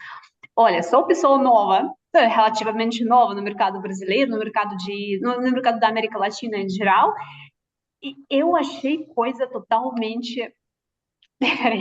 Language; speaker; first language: Portuguese; non-native, fluent; Russian